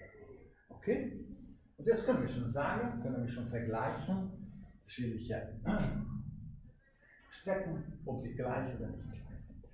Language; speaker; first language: German; non-native, fluent; Hungarian